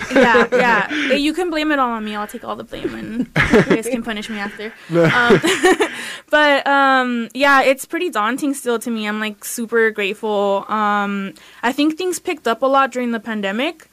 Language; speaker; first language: English; early bilingual, other home language; Spanish